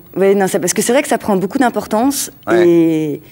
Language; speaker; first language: French; native; French